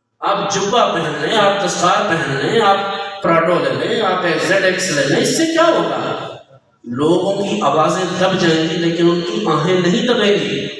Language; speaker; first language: Urdu; non-native, local second language; Punjabi